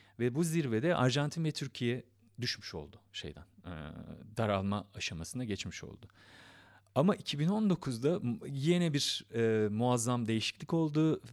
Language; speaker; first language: Turkish; native; Turkish